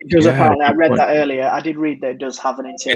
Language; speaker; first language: English; native; English